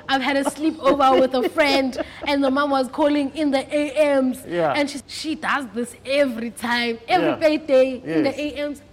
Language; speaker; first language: English; non-native, local second language; Xhosa